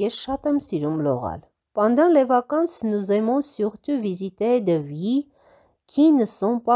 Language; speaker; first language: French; non-native, fluent; Armenian